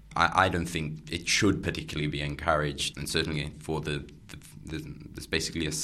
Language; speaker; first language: English; non-native, fluent; Catalan